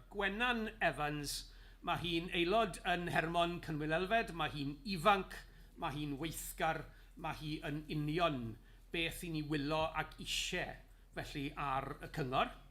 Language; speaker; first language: Welsh; native; Welsh